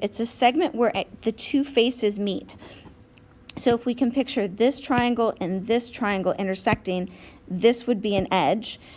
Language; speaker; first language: English; native; English